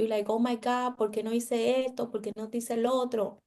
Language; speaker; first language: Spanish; early bilingual, heritage; Spanish